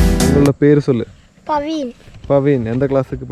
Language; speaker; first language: Tamil; non-native, learner; Malayalam